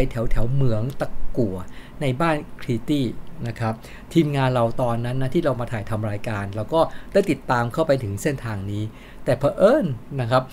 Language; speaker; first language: Thai; native; Thai